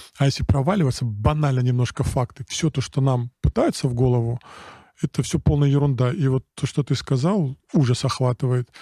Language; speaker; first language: Russian; non-native, local second language; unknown